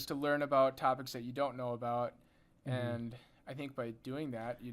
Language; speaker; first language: English; native; English